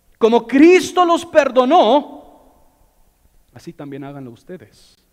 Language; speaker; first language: Spanish; non-native, fluent; English